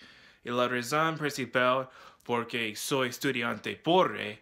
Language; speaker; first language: Spanish; non-native, learner; English